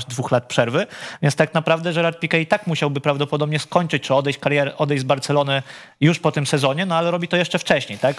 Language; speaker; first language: Polish; native; Polish